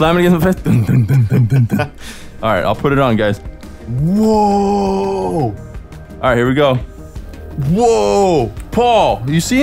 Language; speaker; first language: English; native; English